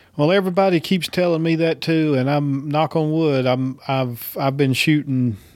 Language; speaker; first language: English; native; English